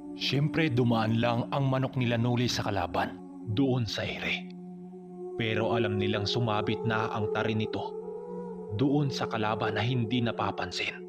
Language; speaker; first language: Filipino; non-native, local second language; Cebuano